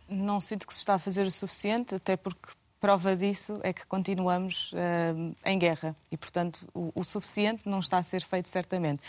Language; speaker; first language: Portuguese; native; Portuguese